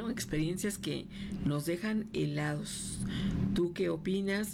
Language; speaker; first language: Spanish; native; Spanish